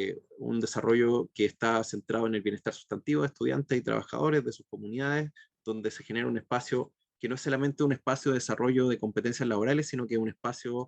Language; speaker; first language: Spanish; native; Spanish